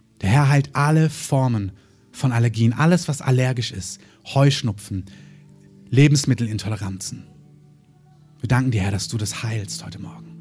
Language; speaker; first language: German; native; German